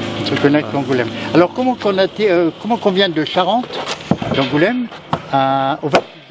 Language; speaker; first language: French; native; French